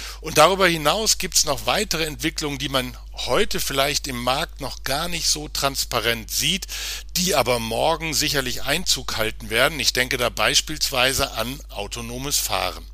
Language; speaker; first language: German; native; German